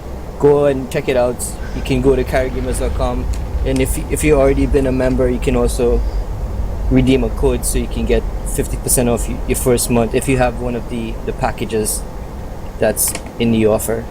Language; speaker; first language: English; native; English